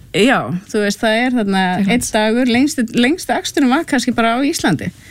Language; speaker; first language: Icelandic; native; Icelandic